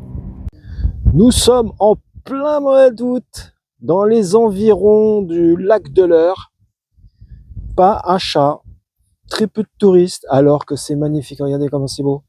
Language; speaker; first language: French; native; French